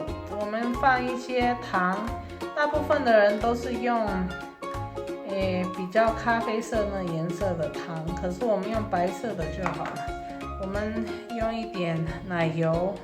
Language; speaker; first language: Chinese; early bilingual, heritage; Chinese